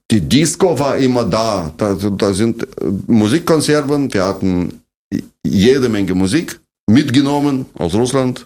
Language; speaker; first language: German; non-native, fluent; Russian